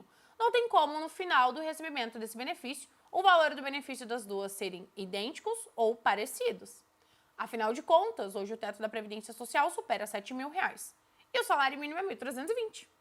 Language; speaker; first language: Portuguese; native; Portuguese